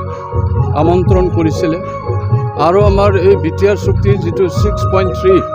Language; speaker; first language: Assamese; non-native, local second language; Bodo